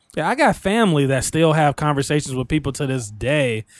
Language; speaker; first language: English; native; English